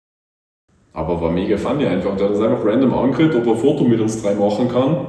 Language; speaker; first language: German; native; German